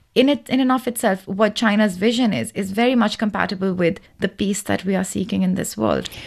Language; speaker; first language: English; non-native, local second language; Urdu